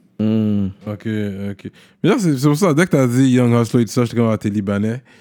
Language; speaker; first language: French; native; French